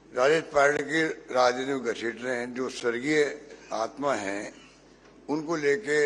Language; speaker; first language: Hindi; native; Hindi